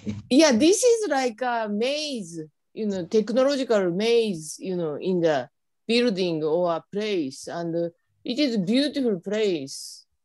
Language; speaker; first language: English; non-native, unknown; Japanese